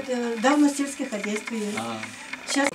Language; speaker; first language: Russian; non-native, local second language; Bashkir